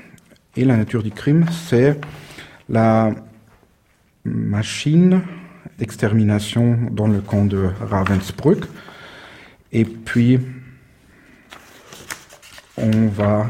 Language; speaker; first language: French; non-native, fluent; German